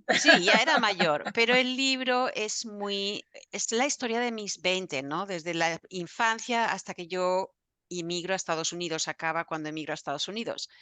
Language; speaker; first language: Spanish; native; Spanish